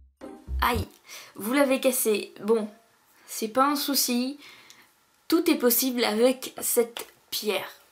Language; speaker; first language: French; native; French